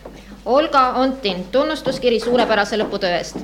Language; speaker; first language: Estonian; native; Estonian